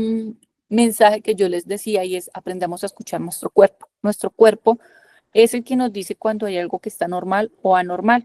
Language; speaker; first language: Spanish; native; Spanish